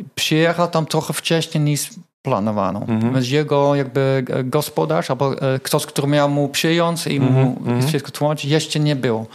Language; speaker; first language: Polish; non-native, fluent; Dutch